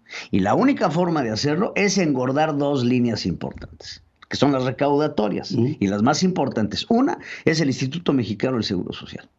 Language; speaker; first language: Spanish; native; Spanish